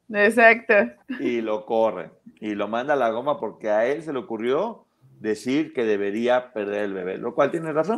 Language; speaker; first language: Spanish; native; Spanish